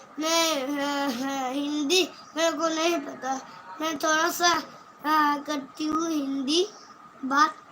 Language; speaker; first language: Hindi; non-native, local second language; Bangla